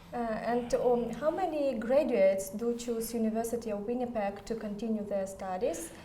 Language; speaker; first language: English; non-native, fluent; Ukrainian